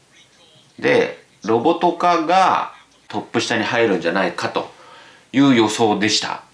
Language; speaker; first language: Japanese; native; Japanese